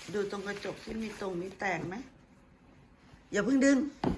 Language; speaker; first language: Thai; native; Thai